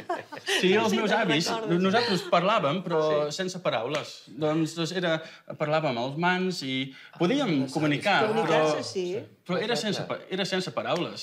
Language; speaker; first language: Catalan; non-native, fluent; Dutch